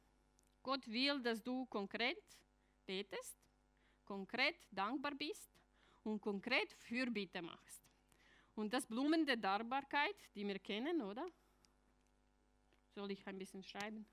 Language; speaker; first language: German; non-native, fluent; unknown